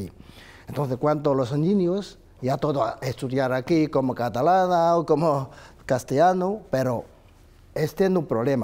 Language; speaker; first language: Spanish; non-native, learner; Chinese